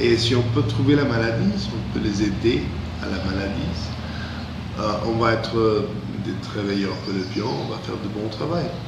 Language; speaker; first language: French; non-native, fluent; English